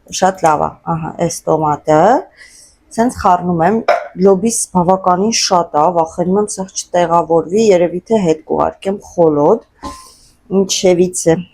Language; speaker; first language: Armenian; native; Armenian